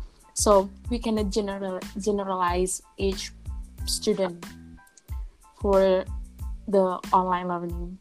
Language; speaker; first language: English; non-native, fluent; Indonesian